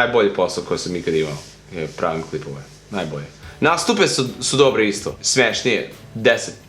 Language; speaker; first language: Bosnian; early bilingual, heritage; English